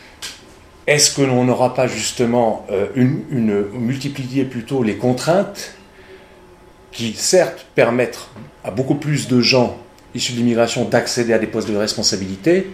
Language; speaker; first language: French; native; French